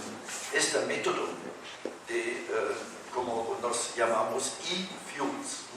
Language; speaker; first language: Spanish; non-native, fluent; German